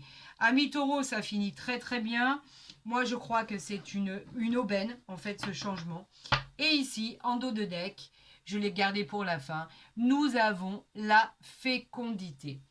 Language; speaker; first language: French; native; French